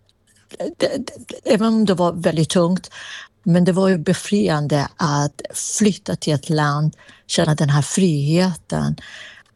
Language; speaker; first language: Swedish; non-native, fluent; Persian